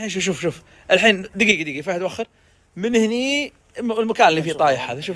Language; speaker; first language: Arabic; native; Arabic